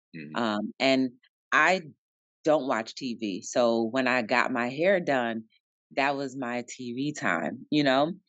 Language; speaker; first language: English; native; English